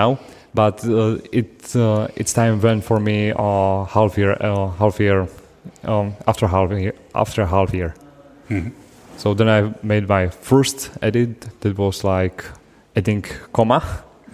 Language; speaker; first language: English; non-native, fluent; Slovak